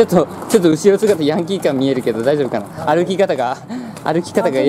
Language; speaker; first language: Japanese; native; Japanese